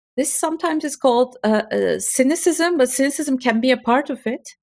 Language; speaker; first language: English; non-native, fluent; Turkish